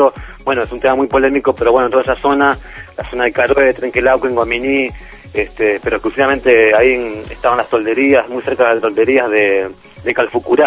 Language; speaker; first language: Spanish; native; Spanish